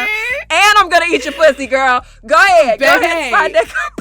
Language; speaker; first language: English; native; English